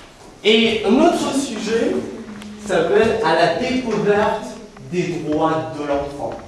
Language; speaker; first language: French; non-native, fluent; Russian